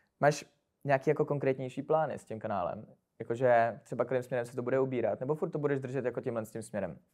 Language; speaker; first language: Czech; native; Czech